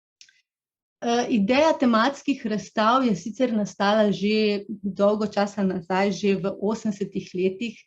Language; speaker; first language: Slovenian; native; Slovenian